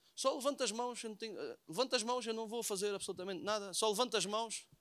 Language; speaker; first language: Portuguese; native; Portuguese